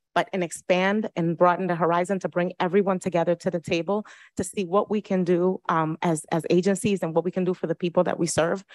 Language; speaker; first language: English; early bilingual, other home language; Spanish